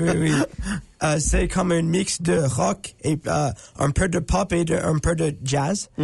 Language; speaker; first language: French; non-native, learner; English